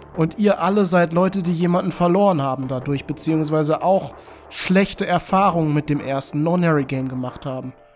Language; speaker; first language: German; native; German